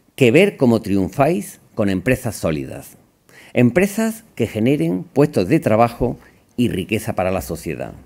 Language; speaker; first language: Spanish; native; Spanish